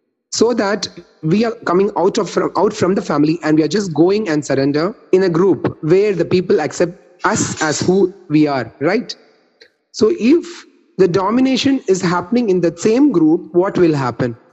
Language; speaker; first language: English; non-native, local second language; Tamil